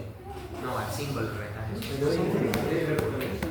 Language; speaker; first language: Spanish; native; Spanish